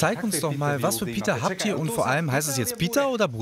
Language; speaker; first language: German; early bilingual, other home language; Croatian